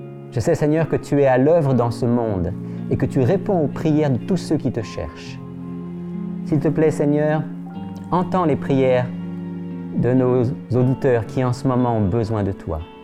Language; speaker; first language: French; native; French